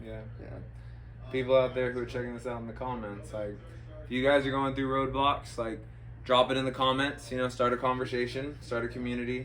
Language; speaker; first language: English; native; English